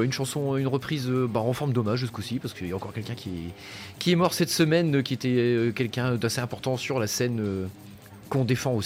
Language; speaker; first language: French; native; French